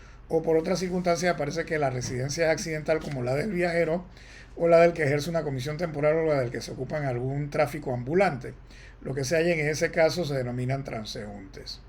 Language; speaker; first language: Spanish; native; Spanish